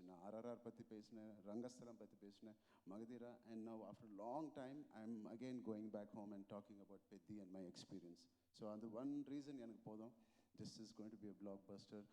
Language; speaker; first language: Tamil; non-native, local second language; Telugu